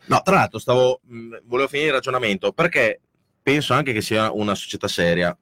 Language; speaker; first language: Italian; native; Italian